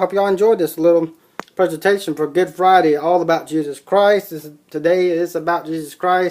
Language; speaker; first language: English; native; English